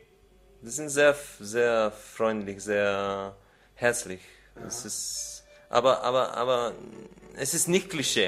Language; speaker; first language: German; non-native, learner; Bulgarian